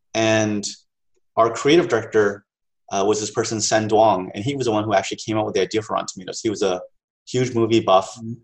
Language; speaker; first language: English; native; English